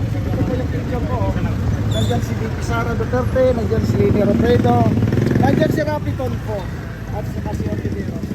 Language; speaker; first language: Filipino; native; Filipino